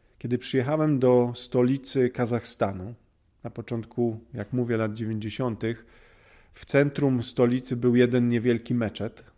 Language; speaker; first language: Polish; native; Polish